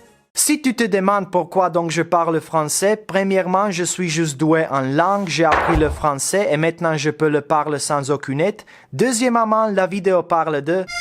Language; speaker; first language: French; non-native, learner; English